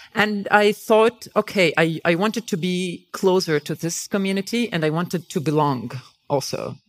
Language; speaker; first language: English; non-native, fluent; Hebrew